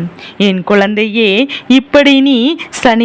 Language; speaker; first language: Tamil; native; Tamil